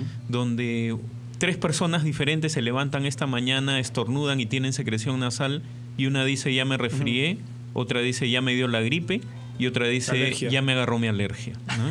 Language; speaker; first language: Spanish; native; Spanish